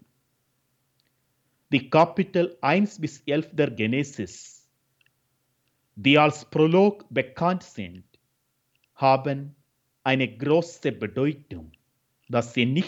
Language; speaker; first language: German; non-native, fluent; Malayalam